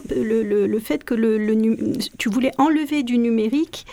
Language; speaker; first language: French; native; French